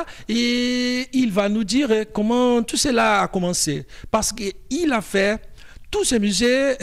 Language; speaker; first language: French; non-native, fluent; Portuguese